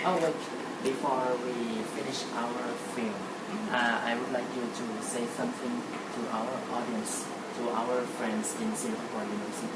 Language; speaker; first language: English; non-native, learner; Thai